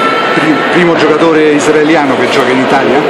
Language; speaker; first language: Italian; native; Italian